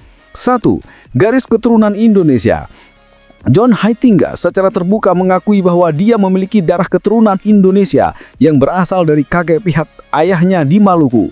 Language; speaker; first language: Indonesian; native; Indonesian